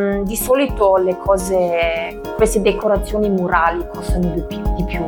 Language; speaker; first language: Italian; non-native, fluent; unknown